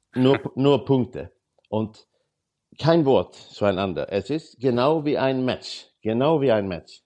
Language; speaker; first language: German; non-native, learner; Swedish